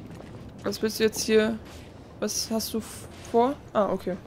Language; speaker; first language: German; native; German